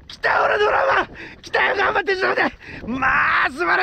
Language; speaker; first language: Japanese; native; Japanese